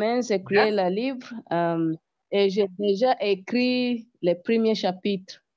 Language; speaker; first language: French; non-native, learner; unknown